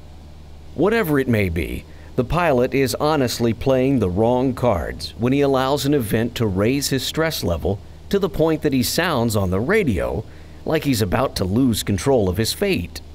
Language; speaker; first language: English; native; English